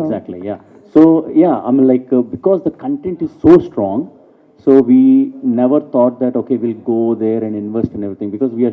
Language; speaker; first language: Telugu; early bilingual, heritage; English